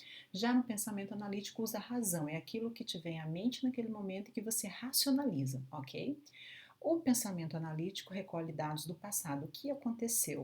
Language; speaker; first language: Portuguese; native; Portuguese